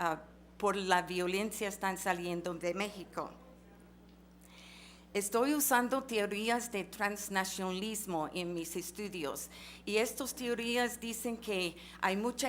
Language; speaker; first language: Spanish; non-native, fluent; English